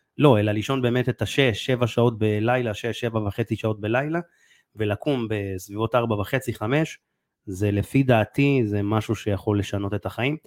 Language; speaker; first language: Hebrew; native; Hebrew